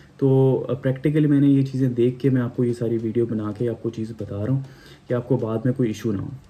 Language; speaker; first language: Urdu; non-native, local second language; Punjabi